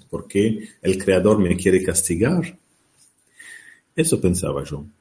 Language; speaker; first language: Spanish; non-native, learner; Arabic